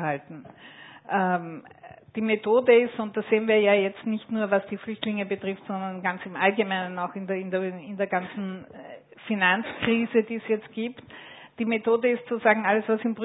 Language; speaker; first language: German; native; German